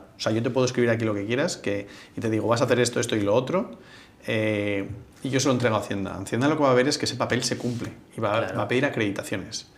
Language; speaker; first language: Spanish; native; Spanish